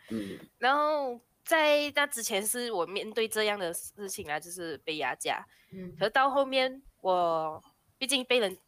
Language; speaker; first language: Chinese; native; Chinese